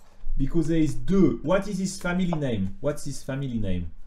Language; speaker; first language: English; non-native, fluent; French